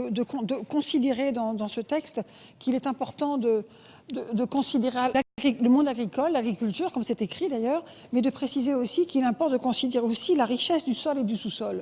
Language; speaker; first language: French; native; French